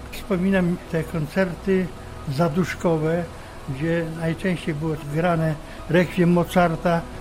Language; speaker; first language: Polish; native; Polish